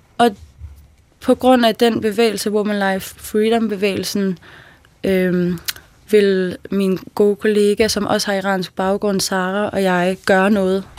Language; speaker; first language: Danish; early bilingual, other home language; Persian